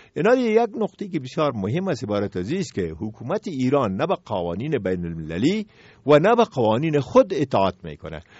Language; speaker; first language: Persian; native; Persian